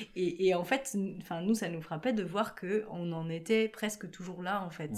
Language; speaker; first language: French; native; French